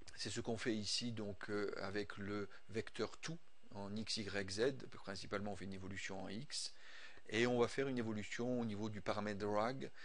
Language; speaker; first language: French; native; French